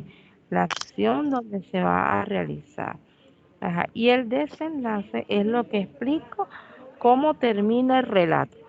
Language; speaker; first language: Spanish; native; Spanish